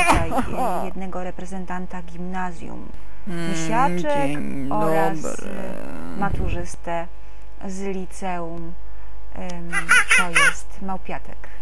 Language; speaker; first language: Polish; native; Polish